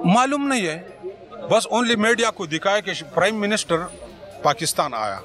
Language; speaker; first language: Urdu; non-native, local second language; Pashto